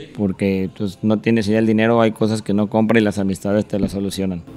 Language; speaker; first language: Spanish; native; Spanish